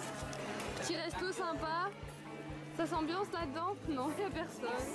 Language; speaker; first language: French; native; French